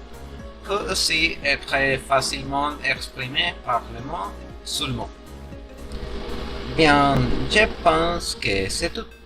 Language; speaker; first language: French; non-native, learner; Spanish